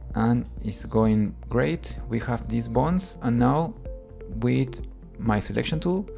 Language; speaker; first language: English; non-native, fluent; Spanish